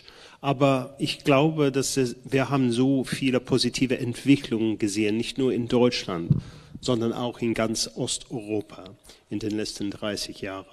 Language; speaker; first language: German; non-native, fluent; English